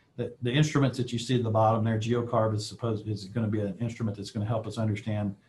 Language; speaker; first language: English; native; English